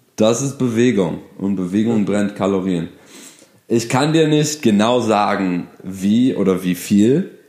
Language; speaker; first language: German; non-native, fluent; English